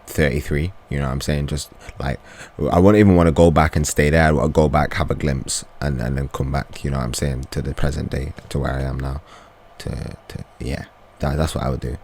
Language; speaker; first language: English; native; English